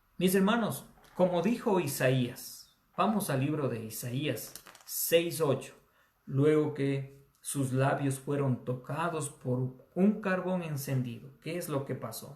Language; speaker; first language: Spanish; native; Spanish